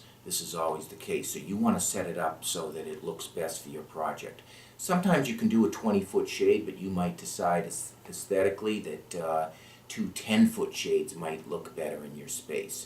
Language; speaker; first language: English; native; English